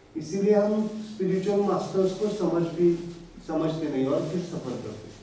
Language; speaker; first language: Hindi; non-native, local second language; Marathi